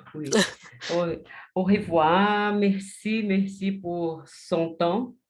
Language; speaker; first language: French; non-native, learner; Portuguese